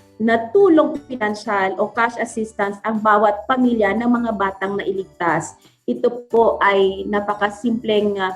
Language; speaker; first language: Filipino; non-native, local second language; Cebuano